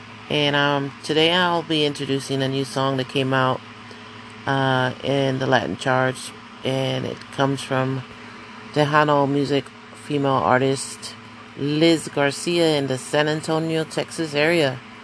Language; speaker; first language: English; early bilingual, other home language; Spanish